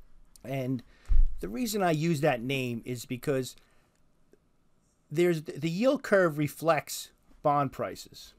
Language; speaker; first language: English; native; English